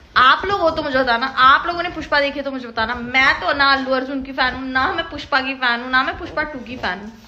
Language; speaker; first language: Hindi; non-native, local second language; Marathi